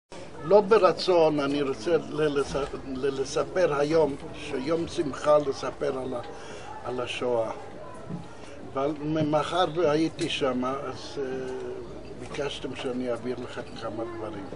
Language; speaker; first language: Hebrew; non-native, fluent; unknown